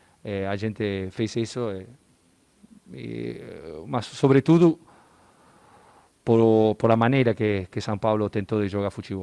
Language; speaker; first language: Portuguese; non-native, fluent; Spanish